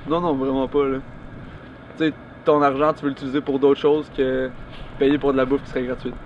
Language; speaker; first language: French; native; French